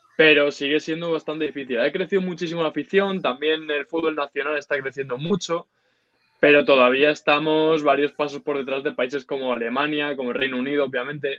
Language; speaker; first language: Spanish; native; Spanish